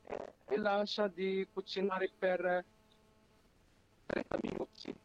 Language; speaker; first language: Italian; non-native, learner; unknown